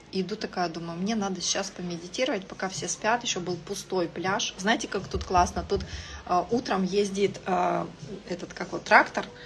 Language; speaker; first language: Russian; native; Russian